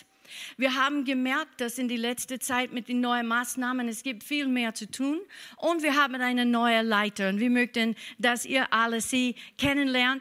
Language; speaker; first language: German; non-native, fluent; English